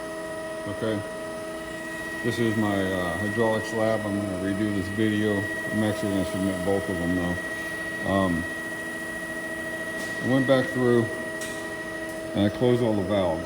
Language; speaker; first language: English; native; English